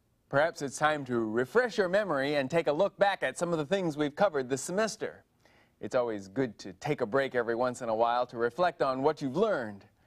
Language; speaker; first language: English; native; English